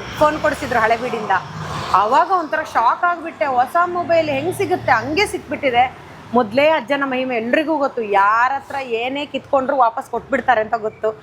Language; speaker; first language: Kannada; native; Kannada